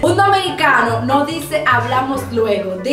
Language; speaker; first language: Spanish; native; Spanish